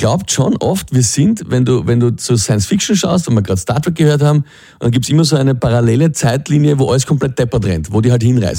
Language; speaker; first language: German; native; German